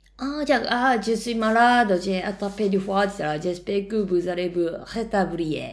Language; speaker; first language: French; non-native, learner; Japanese